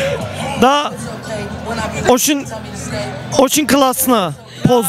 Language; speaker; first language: Russian; non-native, learner; Turkish